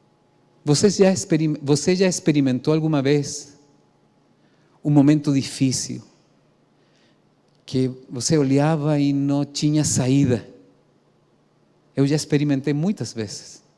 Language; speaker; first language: Portuguese; non-native, fluent; Spanish